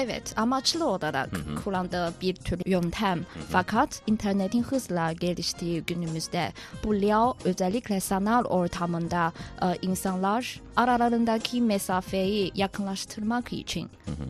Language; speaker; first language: Turkish; non-native, fluent; Chinese